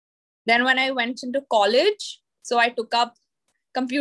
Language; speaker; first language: English; non-native, local second language; Marathi